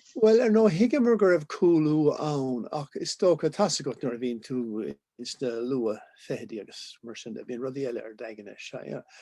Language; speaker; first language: Irish; non-native, local second language; English